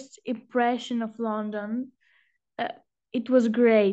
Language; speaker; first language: English; non-native, fluent; Greek